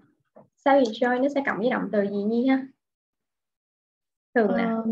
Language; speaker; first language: Vietnamese; native; Vietnamese